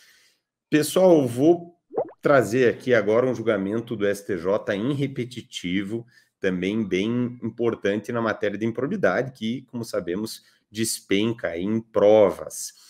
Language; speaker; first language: Portuguese; native; Portuguese